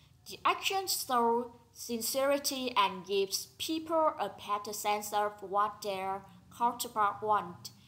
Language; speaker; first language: English; non-native, fluent; Vietnamese